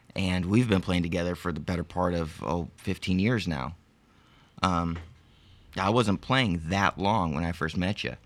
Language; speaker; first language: English; native; English